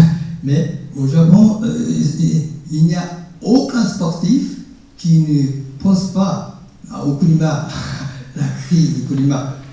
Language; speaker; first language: French; non-native, fluent; Japanese